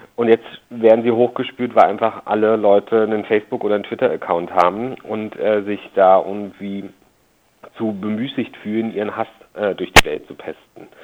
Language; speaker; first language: German; native; German